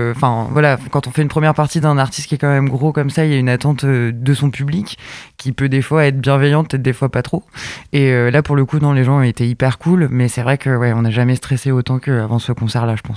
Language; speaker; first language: French; native; French